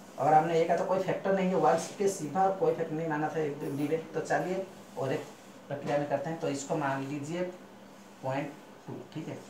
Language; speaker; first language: Hindi; non-native, local second language; Bangla